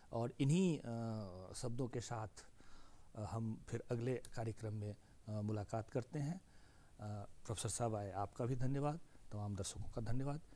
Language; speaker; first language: Hindi; native; Hindi